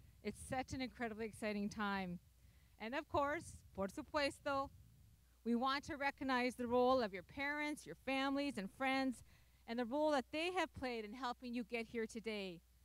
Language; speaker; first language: English; native; English